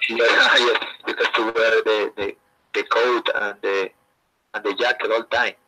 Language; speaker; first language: English; non-native, learner; Spanish